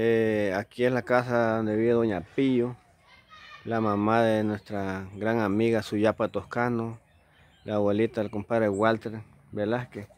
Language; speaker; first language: Spanish; native; Spanish